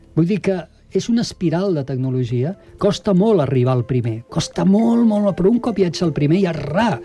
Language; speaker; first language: Catalan; native; Catalan